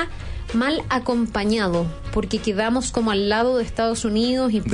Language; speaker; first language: Spanish; native; Spanish